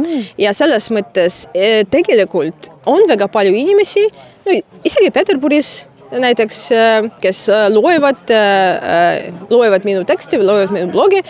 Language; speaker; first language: Estonian; non-native, fluent; Russian